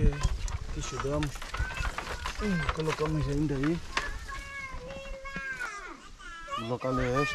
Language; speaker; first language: Portuguese; non-native, fluent; Vietnamese